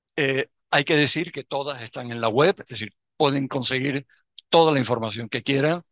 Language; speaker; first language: Spanish; native; Spanish